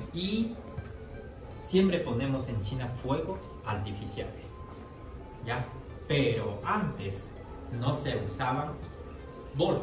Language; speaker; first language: Spanish; non-native, fluent; Chinese